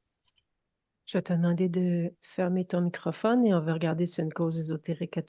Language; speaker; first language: French; native; French